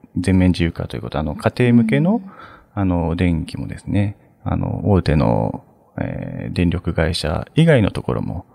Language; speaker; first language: Japanese; native; Japanese